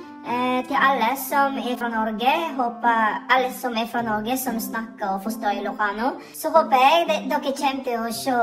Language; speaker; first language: Norwegian; non-native, fluent; Iloko